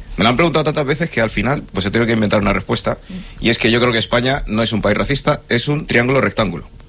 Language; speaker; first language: Spanish; early bilingual, other home language; English